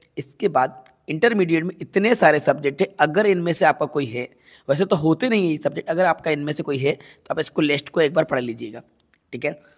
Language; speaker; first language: Hindi; native; Hindi